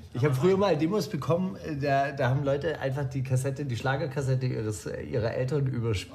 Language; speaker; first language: German; native; German